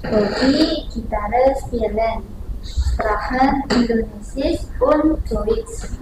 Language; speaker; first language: German; non-native, learner; Indonesian